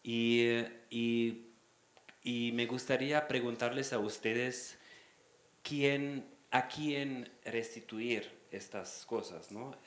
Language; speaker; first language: Spanish; non-native, fluent; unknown